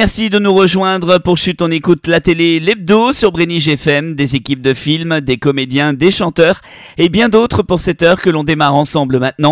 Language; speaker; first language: French; native; French